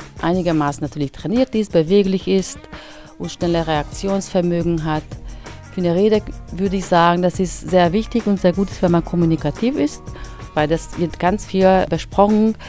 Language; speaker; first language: German; non-native, fluent; Hungarian